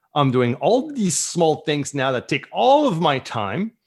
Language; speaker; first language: English; non-native, fluent; French